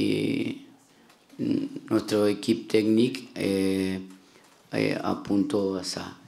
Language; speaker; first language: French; non-native, learner; Spanish